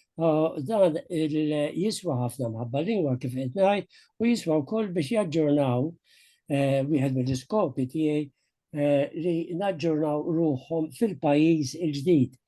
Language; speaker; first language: Maltese; native; Maltese